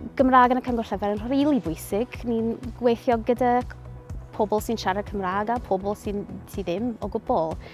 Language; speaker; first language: Welsh; non-native, local second language; English